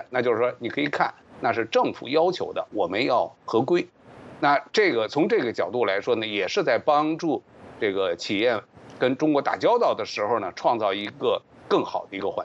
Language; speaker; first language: Chinese; native; Chinese